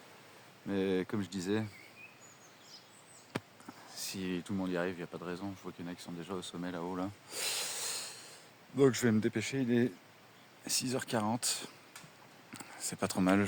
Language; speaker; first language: French; native; French